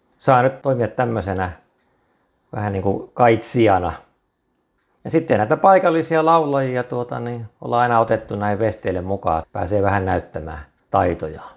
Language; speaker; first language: Finnish; native; Finnish